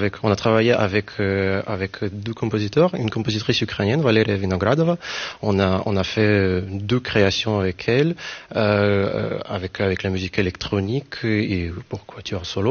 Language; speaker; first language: French; non-native, fluent; Ukrainian